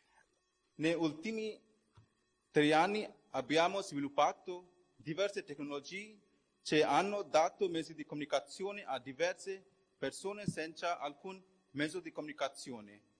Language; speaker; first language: Italian; non-native, fluent; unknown